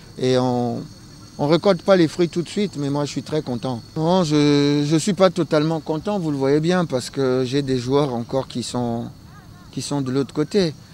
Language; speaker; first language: French; non-native, local second language; Lingala